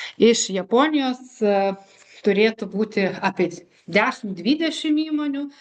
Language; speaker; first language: Lithuanian; native; Lithuanian